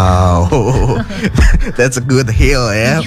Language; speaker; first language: English; non-native, fluent; Indonesian